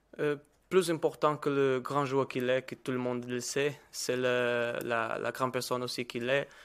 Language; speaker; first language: French; non-native, learner; Portuguese